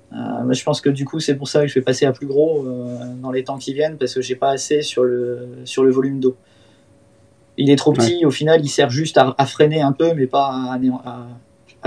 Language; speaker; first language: French; native; French